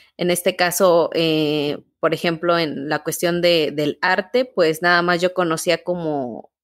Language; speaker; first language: Spanish; native; Spanish